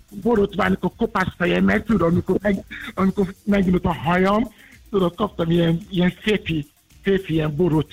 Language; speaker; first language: Hungarian; non-native, fluent; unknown